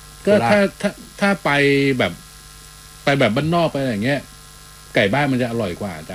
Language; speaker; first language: Thai; native; Thai